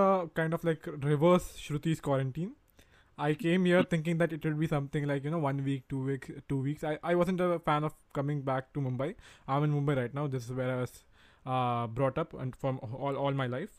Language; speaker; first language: English; non-native, local second language; Hindi